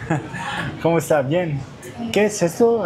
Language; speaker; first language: Spanish; non-native, learner; Arabic